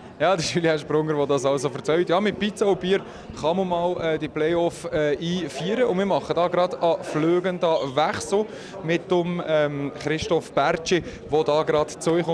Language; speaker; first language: German; native; German